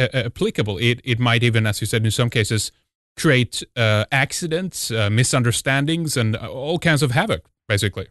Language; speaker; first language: English; non-native, fluent; Swedish